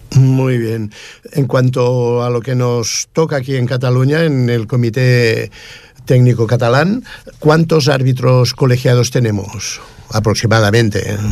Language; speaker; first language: Spanish; non-native, local second language; Catalan